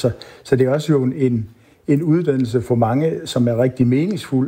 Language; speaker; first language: Danish; native; Danish